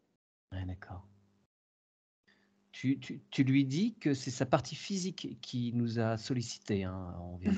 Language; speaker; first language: French; native; French